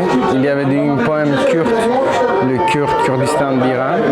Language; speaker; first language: French; non-native, fluent; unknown